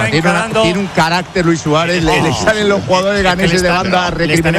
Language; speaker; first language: Spanish; native; Spanish